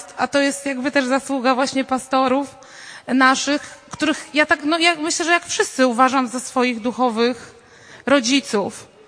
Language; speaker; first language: Polish; native; Polish